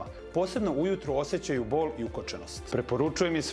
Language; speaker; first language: Bosnian; native; Bosnian